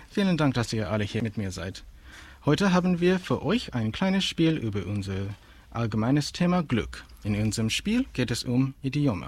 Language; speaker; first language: German; non-native, fluent; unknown